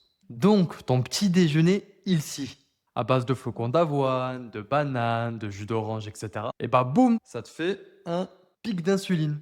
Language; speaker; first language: French; native; French